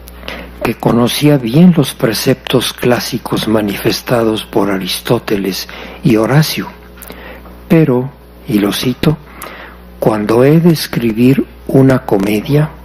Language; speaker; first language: Spanish; native; Spanish